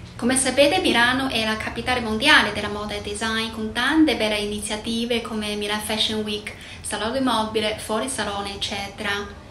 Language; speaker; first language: Italian; non-native, fluent; Chinese